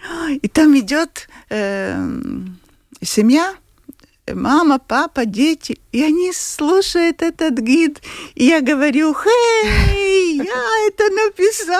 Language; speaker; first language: Russian; non-native, local second language; Latvian